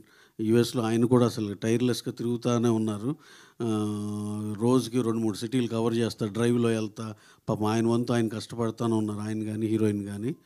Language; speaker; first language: Telugu; native; Telugu